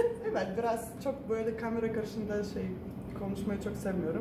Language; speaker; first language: Turkish; non-native, fluent; Russian